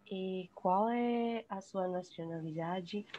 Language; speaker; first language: Portuguese; non-native, learner; Indonesian